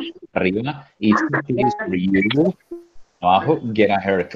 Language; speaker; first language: English; non-native, fluent; Spanish